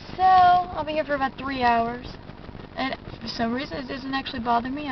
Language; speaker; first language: English; native; English